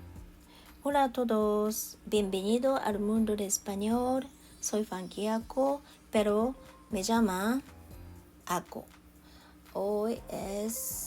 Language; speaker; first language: Spanish; non-native, learner; Japanese